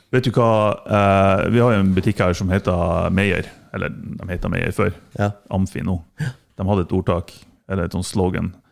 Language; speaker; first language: Norwegian; non-native, fluent; German